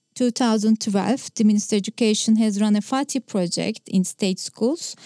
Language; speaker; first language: English; non-native, fluent; Turkish